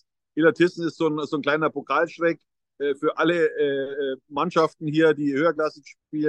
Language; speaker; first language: German; native; German